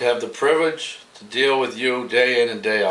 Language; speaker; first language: English; native; English